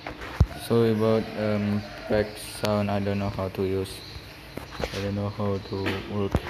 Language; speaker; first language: English; non-native, learner; Indonesian